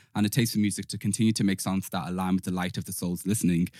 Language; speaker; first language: English; native; English